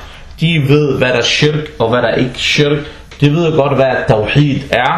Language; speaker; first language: Danish; non-native, fluent; Arabic